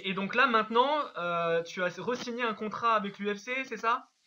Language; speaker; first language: French; native; French